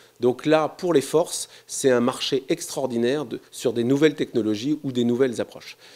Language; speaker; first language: French; native; French